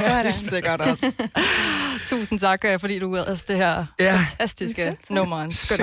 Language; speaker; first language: Danish; native; Danish